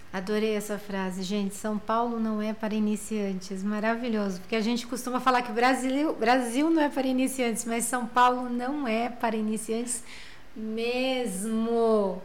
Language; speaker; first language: Portuguese; native; Portuguese